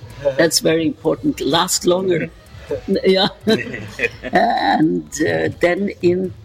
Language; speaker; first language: English; non-native, learner; Norwegian